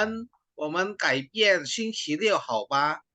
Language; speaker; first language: Chinese; non-native, fluent; Indonesian